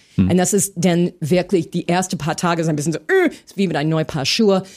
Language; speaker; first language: German; non-native, fluent; English